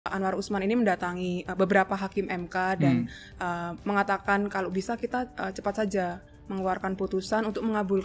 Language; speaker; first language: Indonesian; native; Indonesian